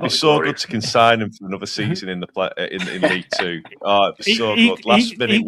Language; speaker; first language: English; native; English